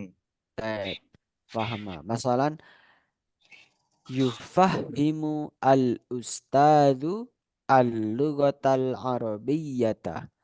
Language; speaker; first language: Arabic; non-native, fluent; Indonesian